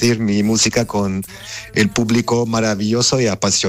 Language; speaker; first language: Spanish; non-native, fluent; Armenian